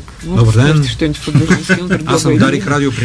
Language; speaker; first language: Bulgarian; native; Bulgarian